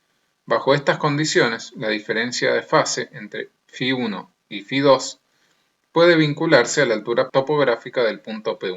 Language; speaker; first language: Spanish; native; Spanish